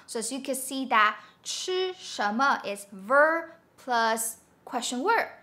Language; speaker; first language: English; non-native, fluent; Chinese